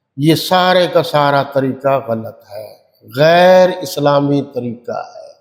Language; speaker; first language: Urdu; non-native, local second language; Punjabi